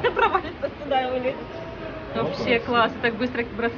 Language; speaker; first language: Russian; native; Russian